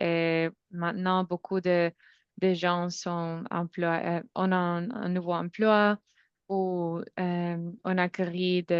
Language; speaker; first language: French; non-native, fluent; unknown